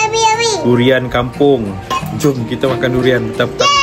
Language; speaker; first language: Malay; native; Malay